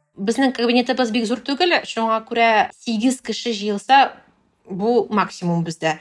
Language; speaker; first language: Tatar; non-native, local second language; Russian